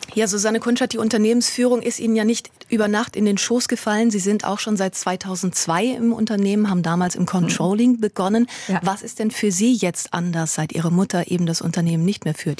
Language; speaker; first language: German; native; German